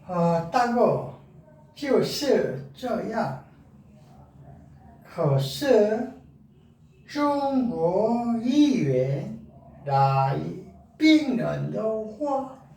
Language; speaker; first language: Chinese; non-native, learner; Korean